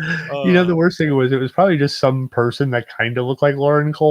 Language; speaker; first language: English; native; English